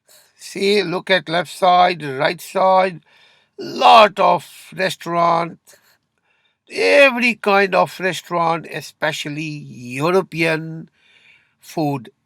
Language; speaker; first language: English; non-native, learner; Urdu